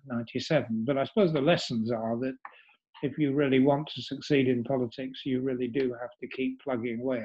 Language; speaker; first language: English; native; English